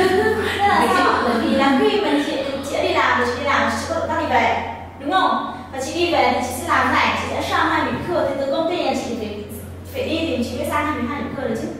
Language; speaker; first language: Chinese; non-native, fluent; Vietnamese